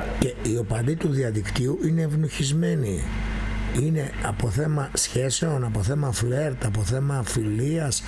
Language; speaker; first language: Greek; native; Greek